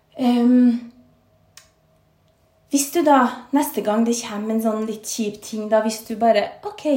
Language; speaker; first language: Norwegian; native; Norwegian